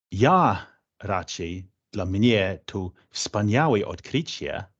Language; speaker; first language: Polish; non-native, fluent; English